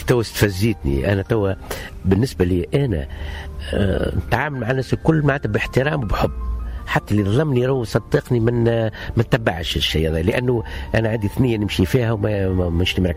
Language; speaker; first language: Arabic; native; Arabic